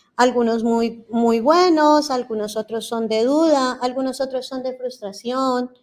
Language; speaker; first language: Spanish; native; Spanish